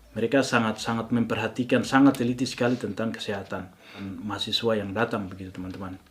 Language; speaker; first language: Indonesian; native; Indonesian